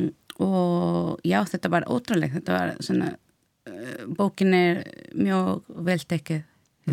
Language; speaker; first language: Icelandic; non-native, learner; Spanish